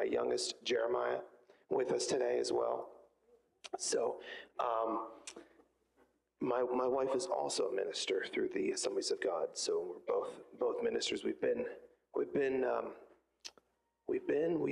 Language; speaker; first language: English; native; English